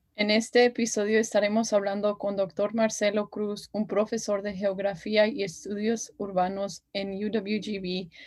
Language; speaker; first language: Spanish; early bilingual, heritage; Spanish